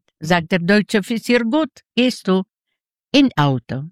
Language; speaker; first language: German; non-native, fluent; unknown